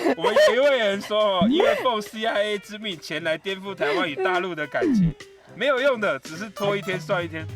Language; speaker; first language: Chinese; native; Chinese